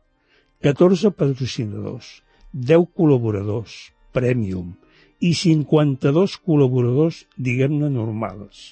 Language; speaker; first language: Catalan; native; Catalan